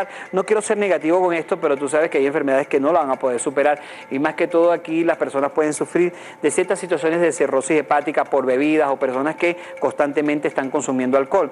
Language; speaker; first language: Spanish; native; Spanish